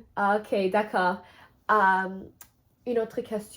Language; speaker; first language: French; non-native, learner; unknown